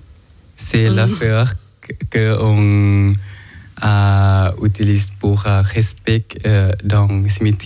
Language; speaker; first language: French; non-native, learner; Thai